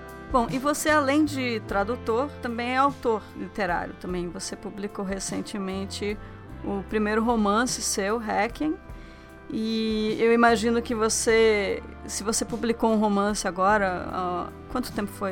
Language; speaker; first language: Portuguese; native; Portuguese